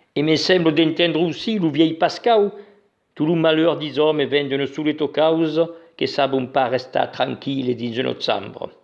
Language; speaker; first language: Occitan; native; Occitan